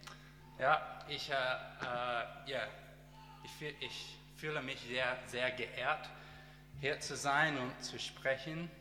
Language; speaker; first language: German; non-native, learner; English